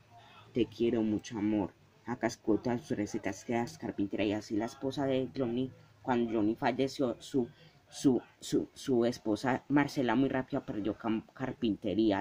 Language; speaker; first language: Spanish; native; Spanish